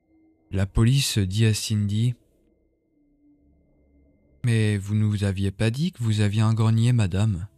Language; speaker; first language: French; native; French